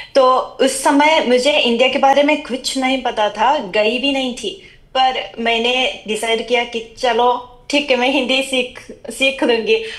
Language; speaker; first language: Hindi; non-native, fluent; Japanese